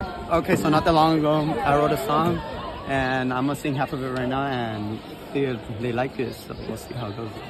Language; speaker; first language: English; early bilingual, other home language; Spanish